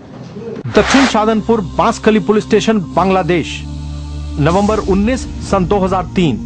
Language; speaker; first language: Hindi; native; Hindi